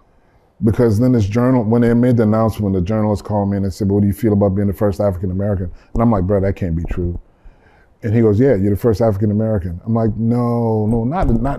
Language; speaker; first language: English; native; English